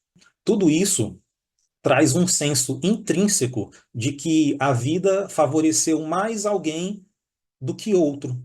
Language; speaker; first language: Portuguese; native; Portuguese